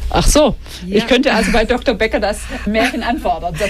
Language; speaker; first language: German; native; German